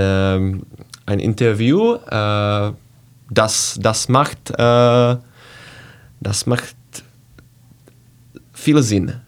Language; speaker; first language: German; non-native, learner; Czech